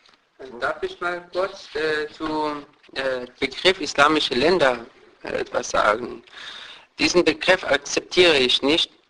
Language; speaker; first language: German; non-native, fluent; Persian